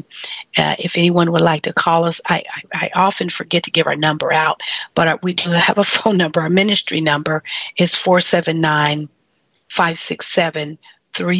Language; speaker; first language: English; native; English